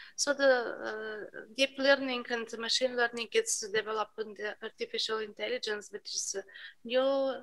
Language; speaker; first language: English; non-native, fluent; Bulgarian